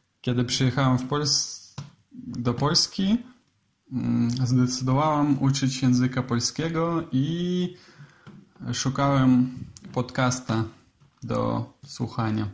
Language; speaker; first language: Polish; non-native, learner; Russian